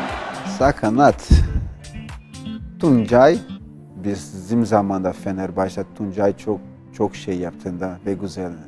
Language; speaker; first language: Turkish; non-native, learner; Portuguese